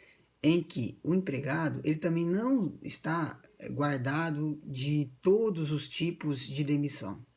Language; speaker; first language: Portuguese; native; Portuguese